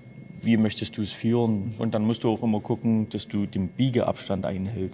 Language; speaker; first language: German; native; German